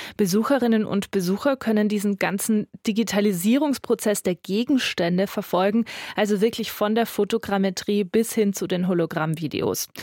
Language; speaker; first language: German; native; German